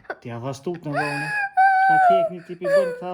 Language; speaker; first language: Albanian; native; Albanian